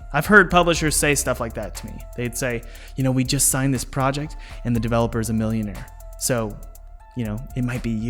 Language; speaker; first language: English; native; English